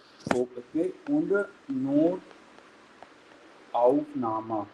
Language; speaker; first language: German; non-native, fluent; Hindi